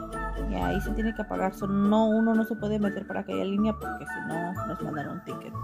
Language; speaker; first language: Spanish; native; Spanish